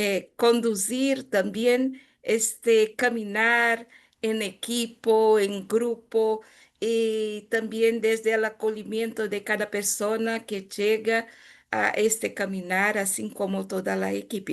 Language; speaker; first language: Spanish; non-native, fluent; Portuguese